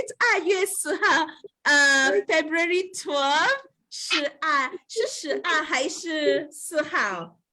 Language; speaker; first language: Chinese; non-native, fluent; English